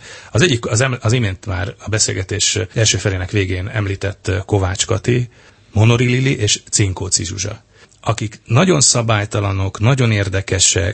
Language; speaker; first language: Hungarian; native; Hungarian